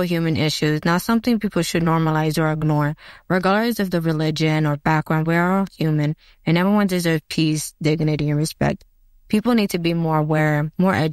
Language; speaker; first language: English; non-native, local second language; Arabic